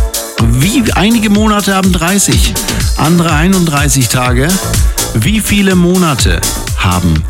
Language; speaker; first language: German; native; German